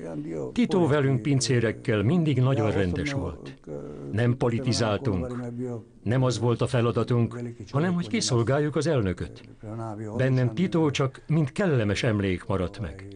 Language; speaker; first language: Hungarian; native; Hungarian